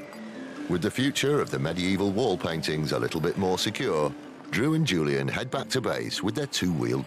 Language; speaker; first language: English; native; English